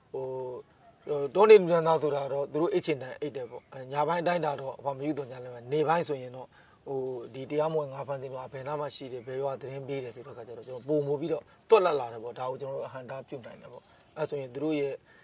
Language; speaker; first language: Burmese; native; Burmese